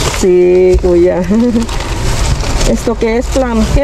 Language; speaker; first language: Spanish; non-native, fluent; Filipino